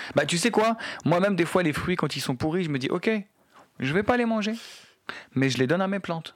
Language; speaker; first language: French; non-native, local second language; Arabic